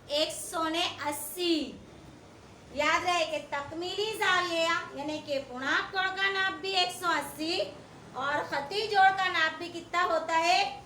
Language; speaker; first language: Urdu; native; Urdu